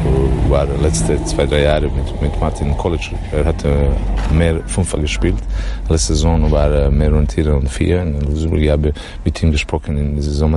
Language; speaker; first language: German; non-native, learner; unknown